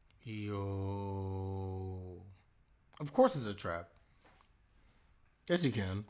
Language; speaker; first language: English; native; English